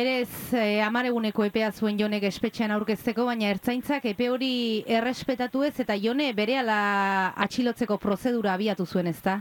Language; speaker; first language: Basque; native; Basque